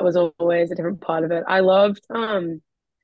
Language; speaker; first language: English; native; English